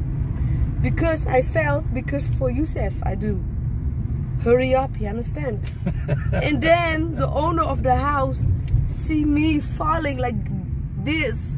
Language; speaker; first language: English; non-native, fluent; Dutch